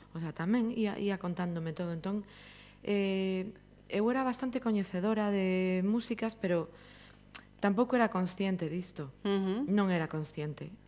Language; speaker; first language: Galician; native; Galician